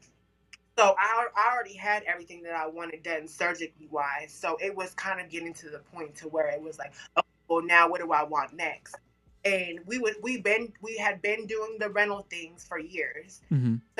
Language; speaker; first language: English; native; English